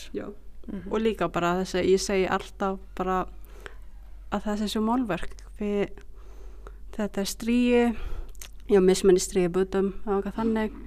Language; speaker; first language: Icelandic; early bilingual, other home language; Filipino